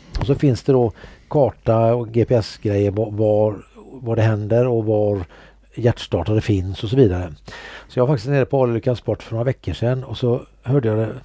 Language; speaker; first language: Swedish; native; Swedish